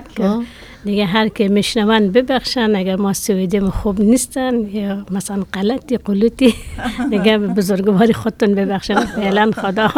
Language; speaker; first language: Swedish; non-native, learner; Persian